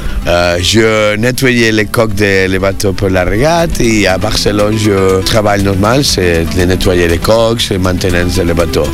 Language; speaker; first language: French; non-native, learner; Spanish